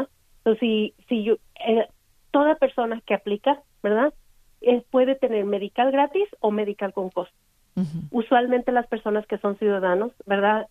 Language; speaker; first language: Spanish; native; Spanish